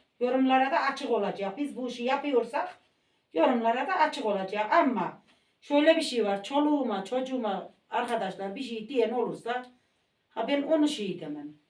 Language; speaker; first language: Turkish; native; Turkish